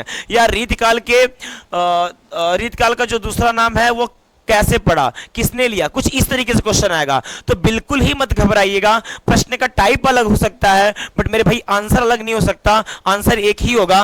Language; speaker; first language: Hindi; native; Hindi